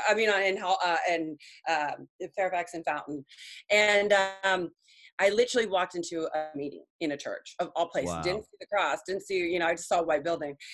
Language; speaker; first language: English; early bilingual, other home language; Spanish